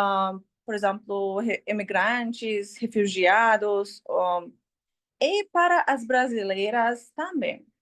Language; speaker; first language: Portuguese; non-native, learner; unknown